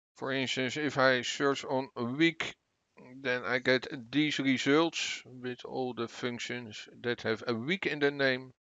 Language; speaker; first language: English; non-native, fluent; Dutch